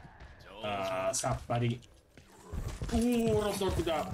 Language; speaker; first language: Japanese; non-native, fluent; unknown